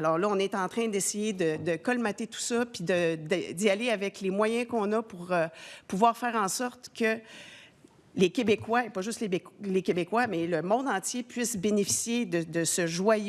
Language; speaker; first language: French; native; French